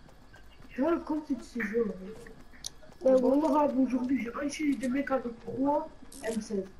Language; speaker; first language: Turkish; early bilingual, heritage; Turkish